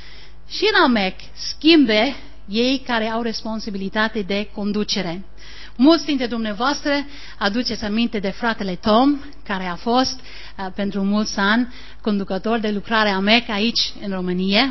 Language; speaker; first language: Romanian; non-native, learner; English